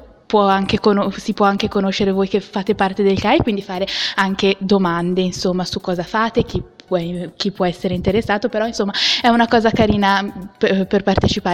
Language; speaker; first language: Italian; native; Italian